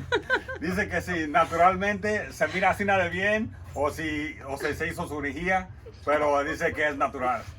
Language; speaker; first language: Spanish; early bilingual, heritage; Spanish